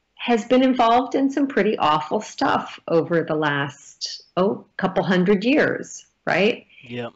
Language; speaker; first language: English; native; English